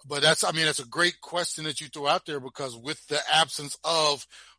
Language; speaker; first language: English; native; English